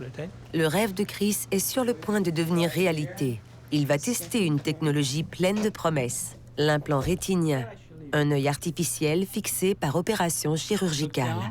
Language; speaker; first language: French; native; French